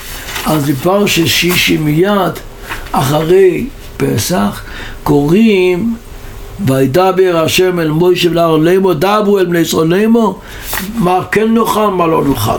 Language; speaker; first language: Hebrew; non-native, local second language; Yiddish